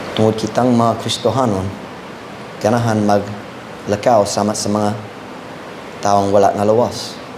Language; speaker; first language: Cebuano; non-native, fluent; English